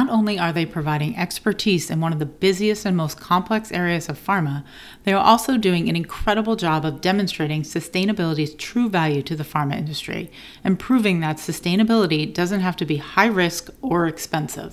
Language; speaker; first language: English; native; English